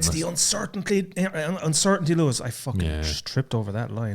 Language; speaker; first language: English; native; English